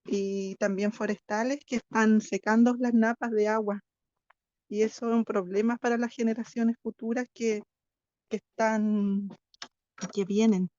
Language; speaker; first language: Spanish; non-native, local second language; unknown